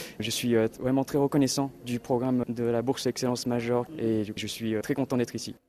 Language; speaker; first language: French; non-native, fluent; Japanese